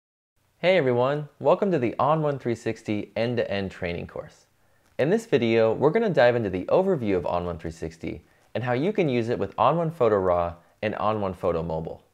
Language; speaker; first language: English; native; English